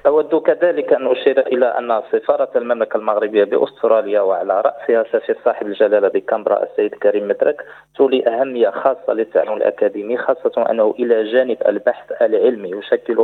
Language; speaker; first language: Arabic; native; Arabic